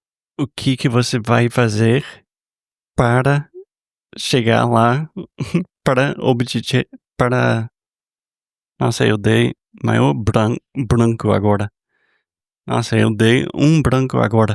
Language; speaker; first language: Portuguese; non-native, fluent; English